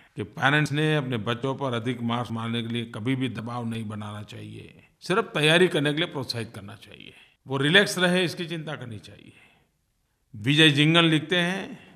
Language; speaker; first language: Hindi; non-native, local second language; Gujarati